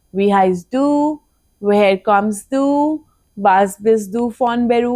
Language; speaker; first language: German; non-native, fluent; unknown